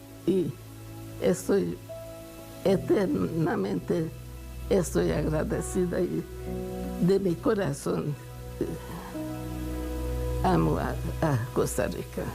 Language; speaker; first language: Spanish; non-native, fluent; Hungarian